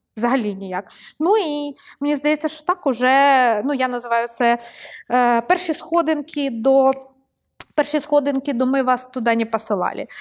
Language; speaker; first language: Ukrainian; non-native, local second language; Russian